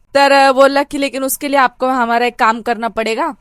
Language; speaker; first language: Hindi; non-native, local second language; Marathi